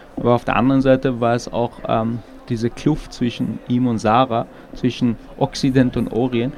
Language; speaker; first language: German; non-native, fluent; Persian